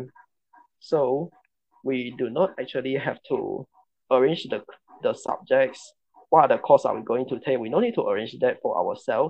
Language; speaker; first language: English; non-native, local second language; Chinese